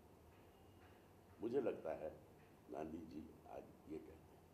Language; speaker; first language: Hindi; native; Hindi